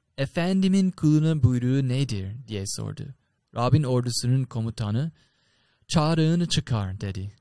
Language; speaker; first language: Turkish; non-native, fluent; English